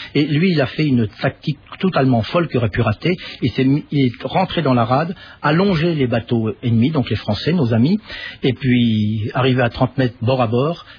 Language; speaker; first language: French; native; French